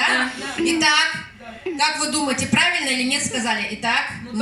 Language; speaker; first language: Russian; native; Russian